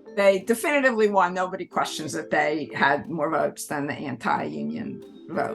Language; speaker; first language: English; native; English